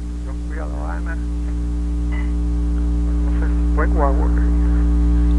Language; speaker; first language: Spanish; native; Spanish